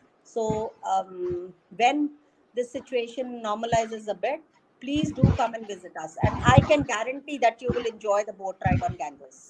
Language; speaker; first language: English; non-native, local second language; Hindi